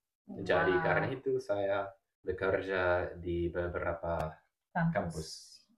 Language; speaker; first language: Indonesian; non-native, fluent; English